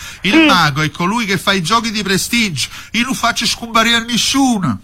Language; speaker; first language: Italian; native; Italian